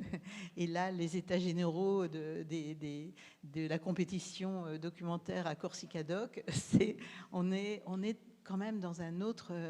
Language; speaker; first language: French; native; French